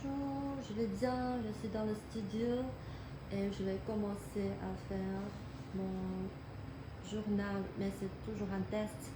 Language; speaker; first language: French; non-native, fluent; Chinese